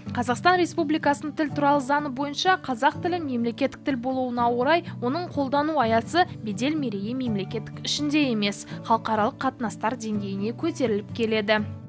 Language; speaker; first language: Kazakh; native; Kazakh